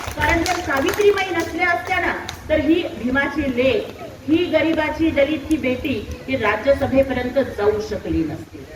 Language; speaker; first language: Marathi; non-native, local second language; Telugu